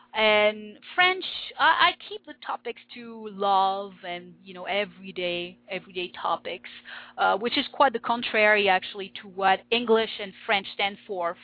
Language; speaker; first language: English; non-native, fluent; French